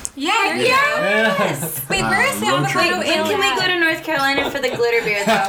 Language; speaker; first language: English; native; English